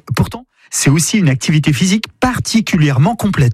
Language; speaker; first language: French; native; French